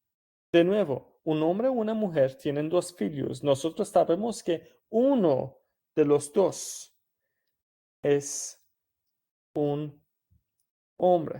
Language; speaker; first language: Spanish; non-native, fluent; Persian